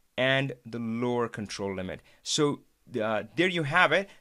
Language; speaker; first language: English; non-native, local second language; Hindi